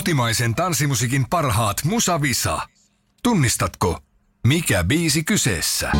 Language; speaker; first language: Finnish; native; Finnish